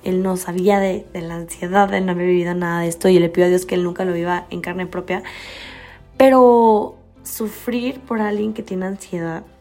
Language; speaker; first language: Spanish; native; Spanish